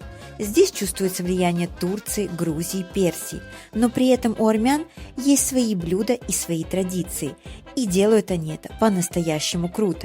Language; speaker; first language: Russian; native; Russian